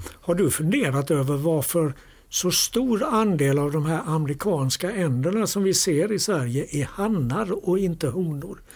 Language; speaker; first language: Swedish; native; Swedish